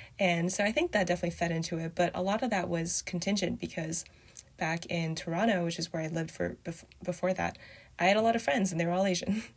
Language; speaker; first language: English; early bilingual, other home language; Chinese